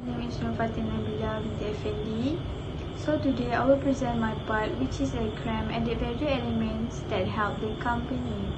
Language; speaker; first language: English; non-native, fluent; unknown